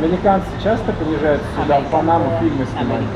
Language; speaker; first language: Russian; native; Russian